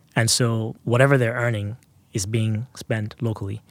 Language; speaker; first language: English; non-native, local second language; Yoruba